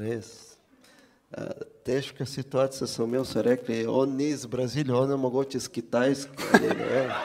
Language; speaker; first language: Slovenian; non-native, fluent; Portuguese